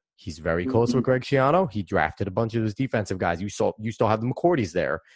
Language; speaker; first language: English; native; English